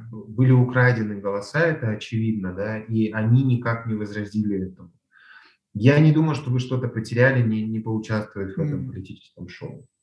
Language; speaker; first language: Russian; native; Russian